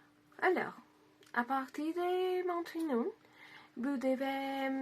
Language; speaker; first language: French; non-native, learner; Spanish